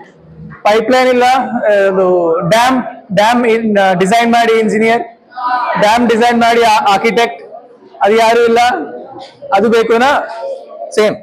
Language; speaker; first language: Kannada; non-native, learner; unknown